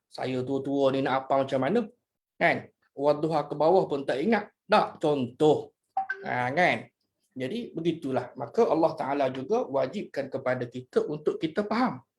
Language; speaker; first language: Malay; native; Malay